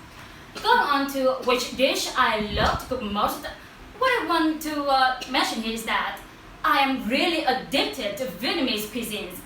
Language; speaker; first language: English; non-native, learner; Vietnamese